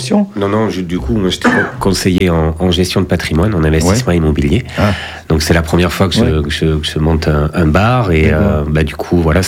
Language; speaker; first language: French; native; French